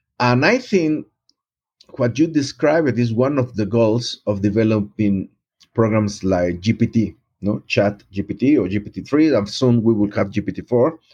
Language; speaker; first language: English; non-native, fluent; Spanish